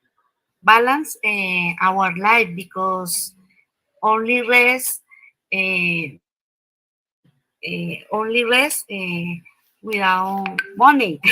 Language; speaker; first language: English; non-native, learner; Spanish